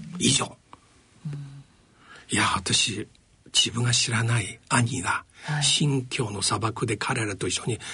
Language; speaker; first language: Japanese; non-native, fluent; Chinese